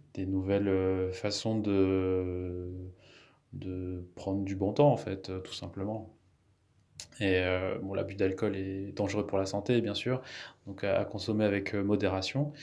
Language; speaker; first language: French; non-native, local second language; Malagasy